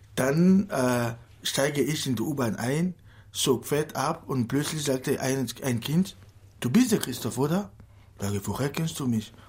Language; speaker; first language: German; non-native, fluent; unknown